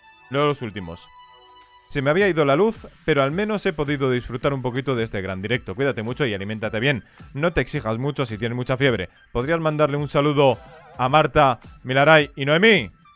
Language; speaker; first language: Spanish; native; Spanish